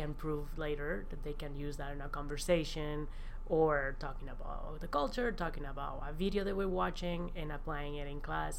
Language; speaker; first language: English; non-native, fluent; Spanish